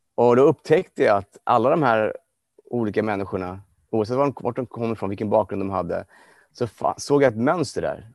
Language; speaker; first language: Swedish; non-native, fluent; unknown